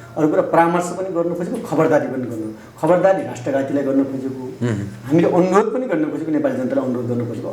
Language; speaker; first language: Nepali; native; Nepali